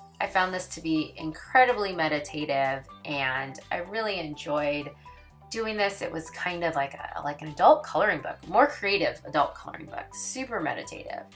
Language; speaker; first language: English; native; English